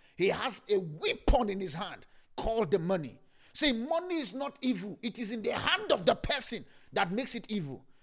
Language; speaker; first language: English; non-native, local second language; Yoruba